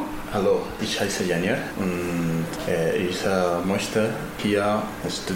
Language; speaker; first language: German; non-native, learner; Spanish